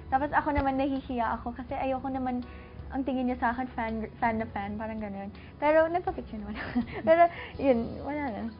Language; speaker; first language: Filipino; early bilingual, other home language; English